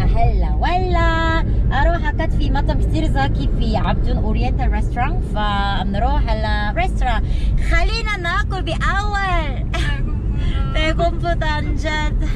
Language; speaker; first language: Arabic; non-native, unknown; Korean